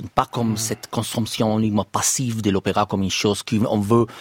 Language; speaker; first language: French; non-native, fluent; Spanish